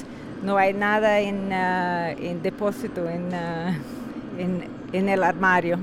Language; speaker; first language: Spanish; non-native, fluent; Portuguese